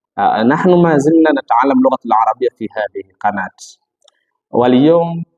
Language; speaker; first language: Arabic; non-native, fluent; Swahili